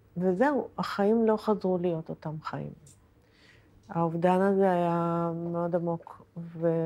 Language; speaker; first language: Hebrew; native; Hebrew